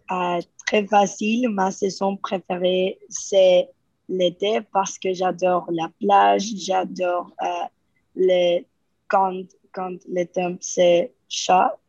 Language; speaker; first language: French; non-native, learner; Spanish